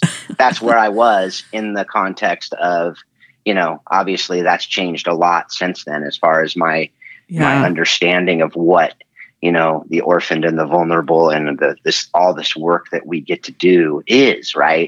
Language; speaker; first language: English; native; English